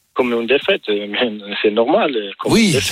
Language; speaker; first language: French; non-native, learner; Portuguese